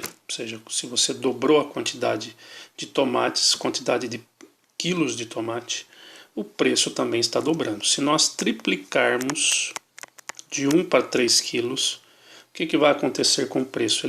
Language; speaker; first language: Portuguese; native; Portuguese